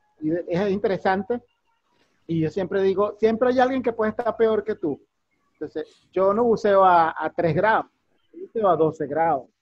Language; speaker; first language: Spanish; native; Spanish